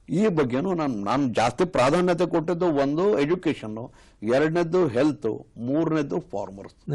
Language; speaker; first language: Kannada; native; Kannada